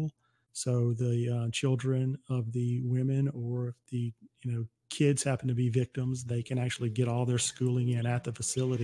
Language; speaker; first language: English; native; English